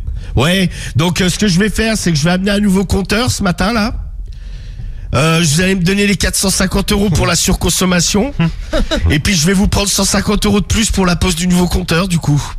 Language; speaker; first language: French; native; French